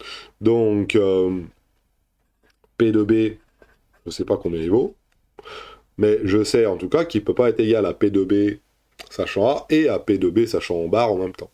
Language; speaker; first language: French; native; French